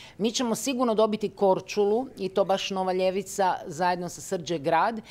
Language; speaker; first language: Croatian; native; Croatian